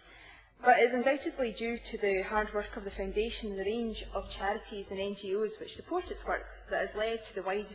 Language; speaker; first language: English; native; English